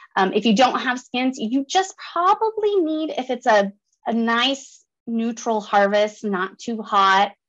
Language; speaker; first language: English; native; English